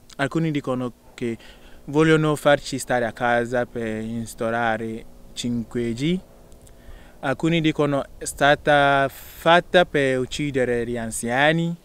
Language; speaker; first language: Italian; non-native, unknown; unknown